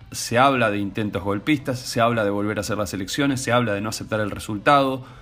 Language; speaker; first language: Spanish; native; Spanish